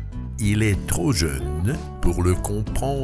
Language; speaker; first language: French; non-native, fluent; Russian